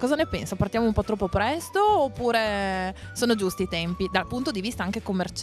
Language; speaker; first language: Italian; native; Italian